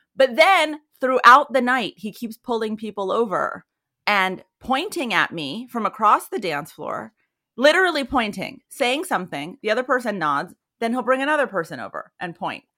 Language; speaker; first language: English; early bilingual, other home language; Persian